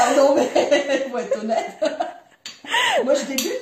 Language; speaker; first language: French; native; French